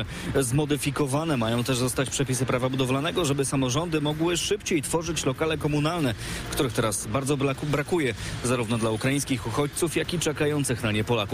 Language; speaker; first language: Polish; native; Polish